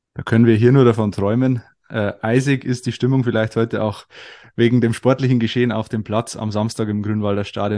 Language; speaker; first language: German; native; German